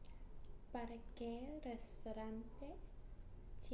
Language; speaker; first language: Spanish; non-native, learner; English